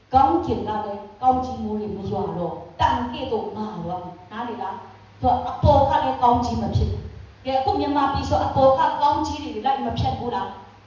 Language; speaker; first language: Burmese; non-native, local second language; Kachin